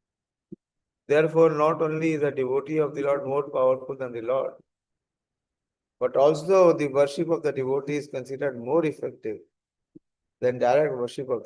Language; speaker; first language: English; non-native, local second language; Hindi